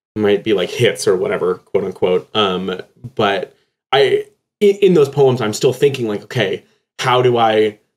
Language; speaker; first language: English; native; English